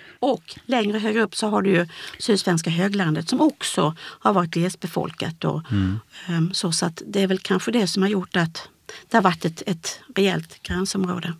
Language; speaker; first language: Swedish; native; Swedish